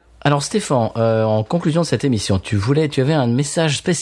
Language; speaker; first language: French; native; French